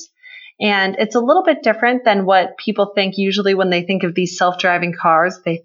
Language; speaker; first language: English; native; English